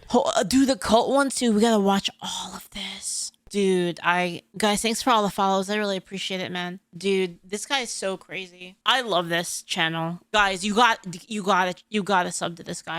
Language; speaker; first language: English; native; English